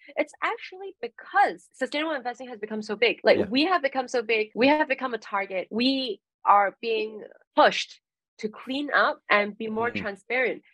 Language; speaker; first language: English; non-native, local second language; Cantonese